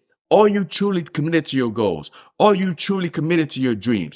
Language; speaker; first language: English; native; English